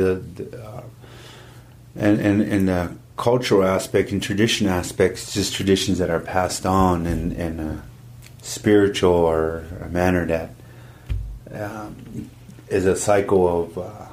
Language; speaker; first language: English; native; English